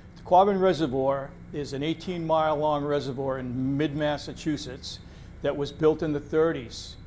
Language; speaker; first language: English; native; English